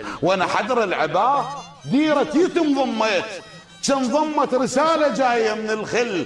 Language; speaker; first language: Arabic; native; Arabic